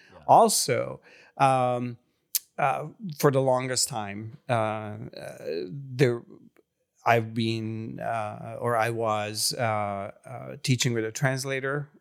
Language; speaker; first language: English; non-native, fluent; Hungarian